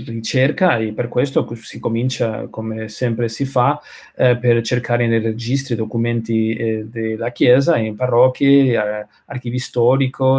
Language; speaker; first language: Italian; non-native, learner; Spanish